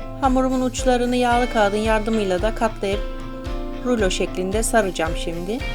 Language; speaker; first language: Turkish; native; Turkish